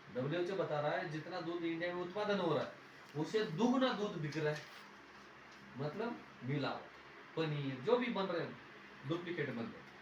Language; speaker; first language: Hindi; non-native, local second language; Marathi